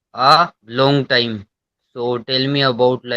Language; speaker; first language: English; non-native, learner; Hindi